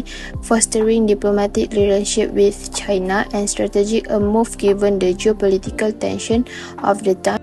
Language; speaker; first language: English; non-native, local second language; Malay